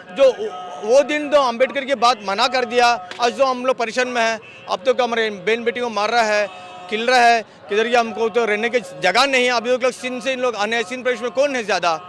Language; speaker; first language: Hindi; non-native, local second language; Kannada